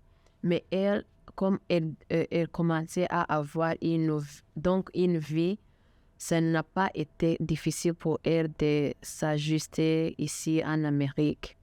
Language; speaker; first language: French; non-native, local second language; Kinyarwanda